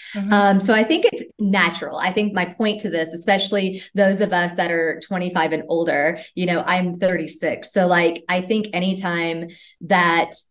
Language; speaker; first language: English; native; English